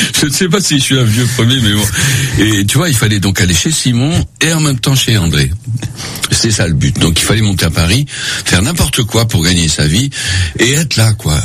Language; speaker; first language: French; non-native, local second language; Spanish